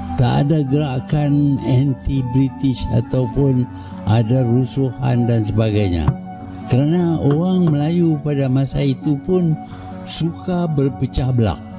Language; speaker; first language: Malay; native; Malay